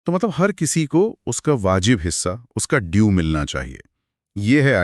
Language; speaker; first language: Hindi; native; Hindi